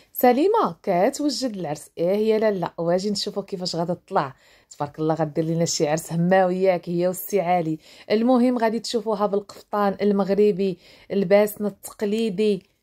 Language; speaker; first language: Arabic; native; Arabic